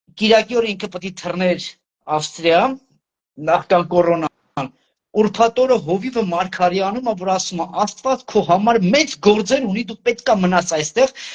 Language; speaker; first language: Armenian; native; Armenian